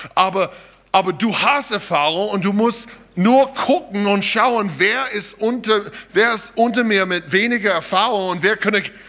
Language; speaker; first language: German; non-native, fluent; English